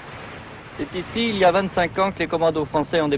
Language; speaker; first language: French; native; French